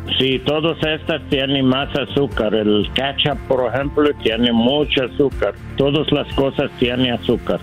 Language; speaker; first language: Spanish; non-native, learner; English